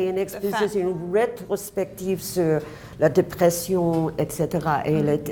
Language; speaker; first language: French; non-native, fluent; English